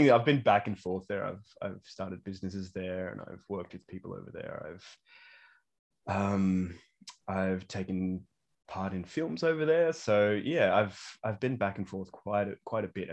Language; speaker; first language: English; native; English